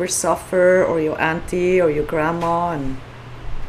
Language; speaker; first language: English; non-native, fluent; Swiss German